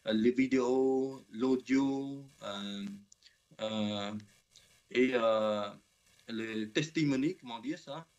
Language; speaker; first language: French; non-native, learner; Khmer